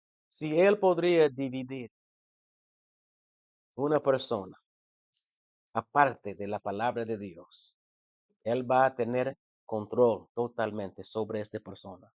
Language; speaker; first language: Spanish; non-native, fluent; English